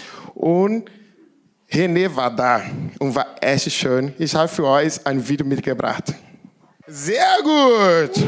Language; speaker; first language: German; non-native, learner; Portuguese